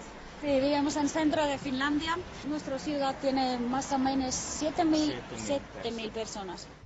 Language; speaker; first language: Spanish; non-native, fluent; Finnish